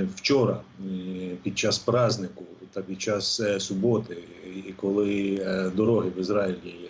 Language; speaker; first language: Ukrainian; native; Ukrainian